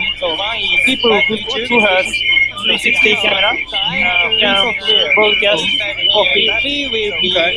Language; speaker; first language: English; non-native, learner; Japanese